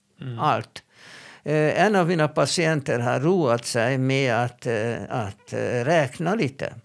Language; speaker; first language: Swedish; non-native, fluent; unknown